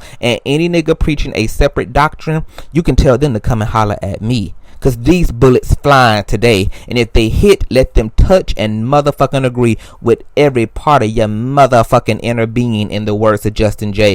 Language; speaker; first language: English; native; English